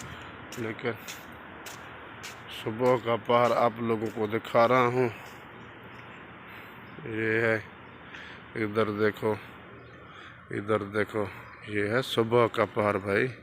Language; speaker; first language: Hindi; non-native, local second language; Baluchi